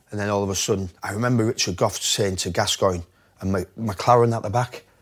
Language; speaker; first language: English; native; English